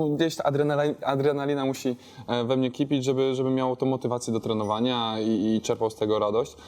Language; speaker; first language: Polish; native; Polish